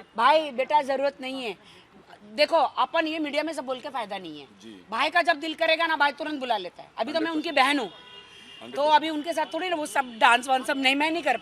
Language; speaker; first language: Hindi; native; Hindi